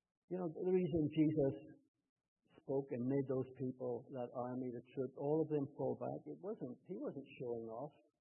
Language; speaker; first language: English; native; English